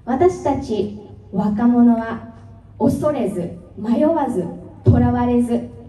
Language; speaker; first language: Japanese; non-native, fluent; Vietnamese